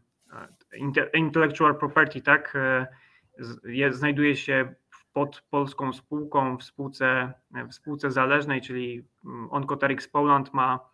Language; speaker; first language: Polish; native; Polish